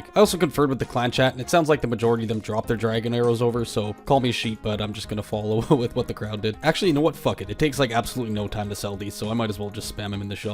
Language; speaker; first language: English; native; English